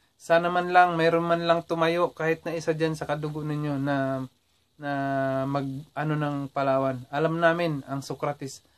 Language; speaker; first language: Filipino; native; Filipino